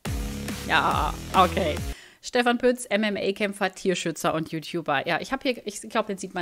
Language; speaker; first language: German; native; German